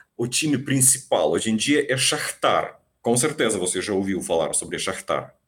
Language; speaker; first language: Portuguese; non-native, fluent; Ukrainian